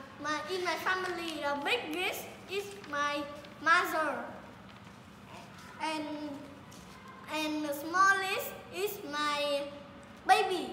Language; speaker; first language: English; non-native, learner; Vietnamese